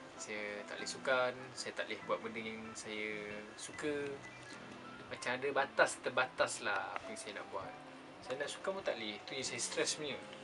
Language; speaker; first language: Malay; native; Malay